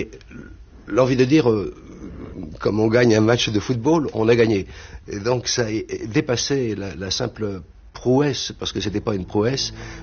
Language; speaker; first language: French; native; French